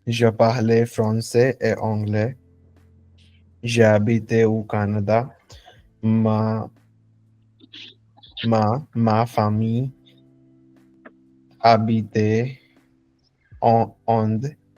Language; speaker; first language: French; non-native, learner; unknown